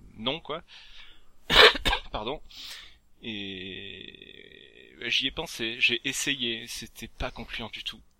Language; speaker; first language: French; native; French